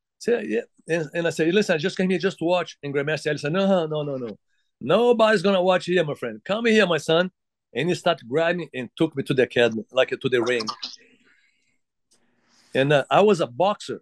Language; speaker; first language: English; non-native, fluent; Portuguese